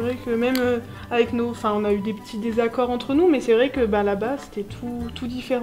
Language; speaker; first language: French; native; French